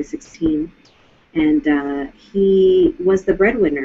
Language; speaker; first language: English; native; English